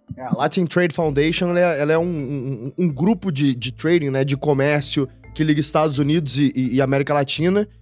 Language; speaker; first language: Portuguese; native; Portuguese